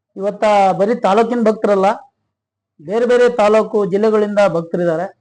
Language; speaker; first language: Kannada; non-native, local second language; Lambadi